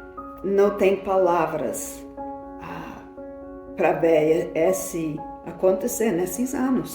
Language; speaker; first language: Portuguese; non-native, fluent; English